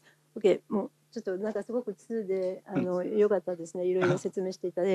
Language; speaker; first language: Japanese; non-native, fluent; French